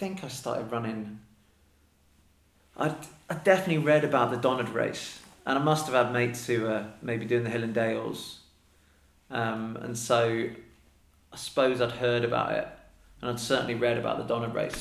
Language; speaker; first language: English; native; English